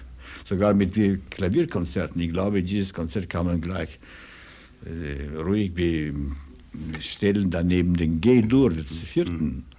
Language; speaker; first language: German; non-native, fluent; Russian